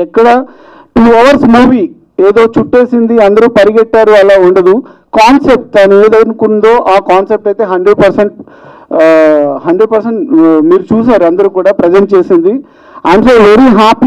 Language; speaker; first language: Telugu; native; Telugu